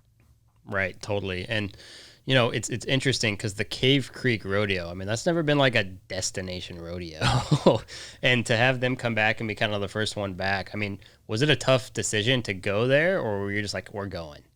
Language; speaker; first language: English; native; English